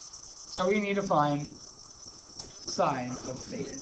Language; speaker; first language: English; native; English